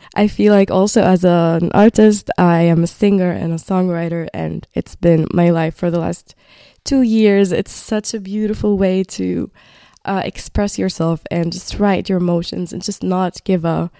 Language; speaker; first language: English; non-native, fluent; Arabic